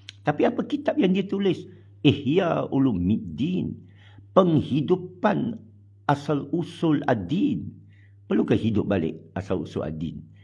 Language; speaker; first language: Malay; non-native, local second language; Chinese